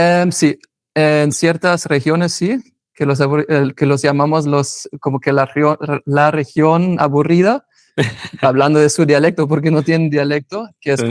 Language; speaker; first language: Spanish; non-native, fluent; German